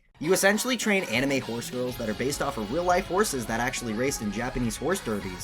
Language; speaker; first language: English; native; English